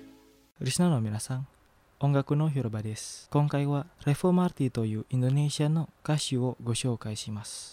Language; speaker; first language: Japanese; non-native, fluent; Indonesian